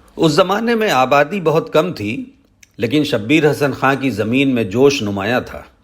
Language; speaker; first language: Urdu; native; Urdu